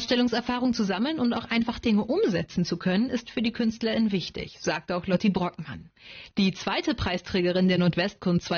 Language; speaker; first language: German; native; German